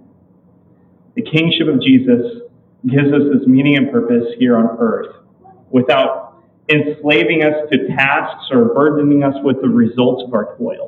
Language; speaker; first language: English; native; English